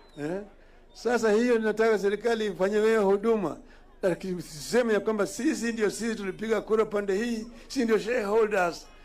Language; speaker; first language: Swahili; native; Swahili